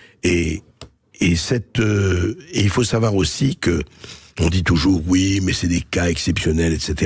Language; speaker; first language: French; native; French